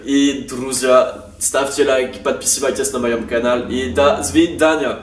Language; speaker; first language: Russian; non-native, learner; French